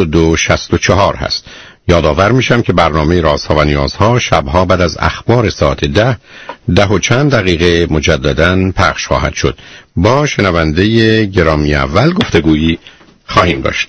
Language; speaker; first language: Persian; native; Persian